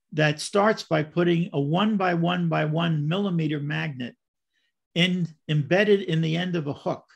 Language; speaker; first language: English; native; English